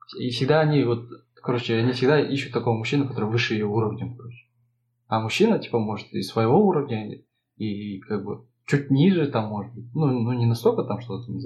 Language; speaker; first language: Russian; non-native, local second language; Kazakh